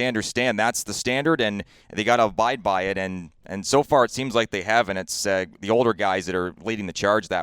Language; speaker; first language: English; native; English